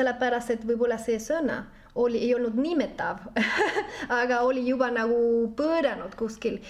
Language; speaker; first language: Estonian; non-native, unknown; Spanish